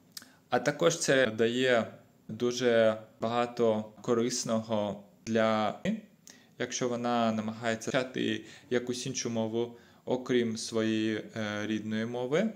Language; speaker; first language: Ukrainian; non-native, local second language; Russian